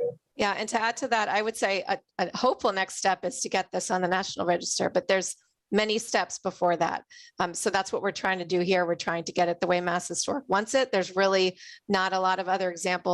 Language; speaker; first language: English; native; English